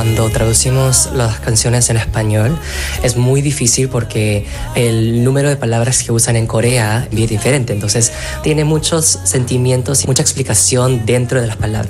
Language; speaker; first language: Spanish; non-native, fluent; Korean